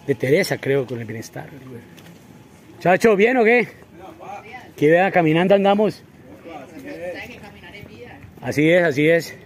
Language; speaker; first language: Spanish; native; Spanish